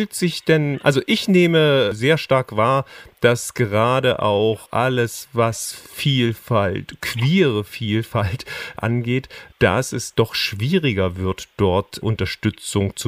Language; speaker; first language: German; native; German